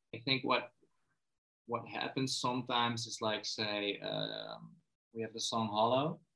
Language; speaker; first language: English; non-native, fluent; Dutch